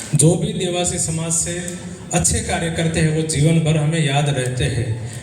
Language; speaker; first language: Hindi; non-native, local second language; Gujarati